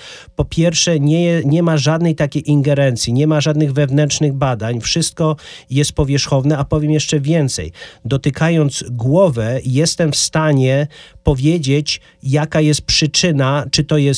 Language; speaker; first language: Polish; native; Polish